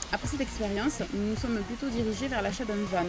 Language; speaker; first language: French; native; French